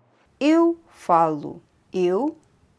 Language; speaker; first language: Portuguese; non-native, fluent; Konkani